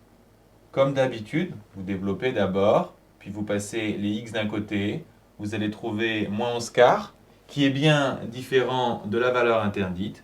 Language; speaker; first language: French; native; French